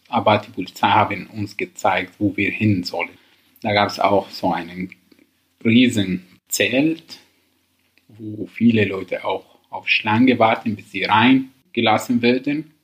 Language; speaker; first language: German; non-native, learner; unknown